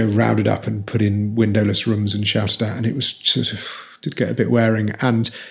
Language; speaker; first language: English; native; English